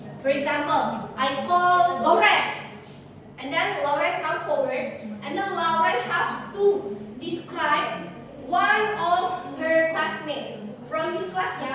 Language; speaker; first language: English; non-native, learner; Indonesian